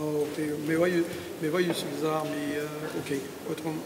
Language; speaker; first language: Spanish; non-native, learner; French